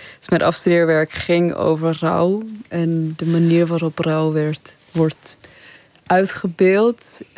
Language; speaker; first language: Dutch; early bilingual, other home language; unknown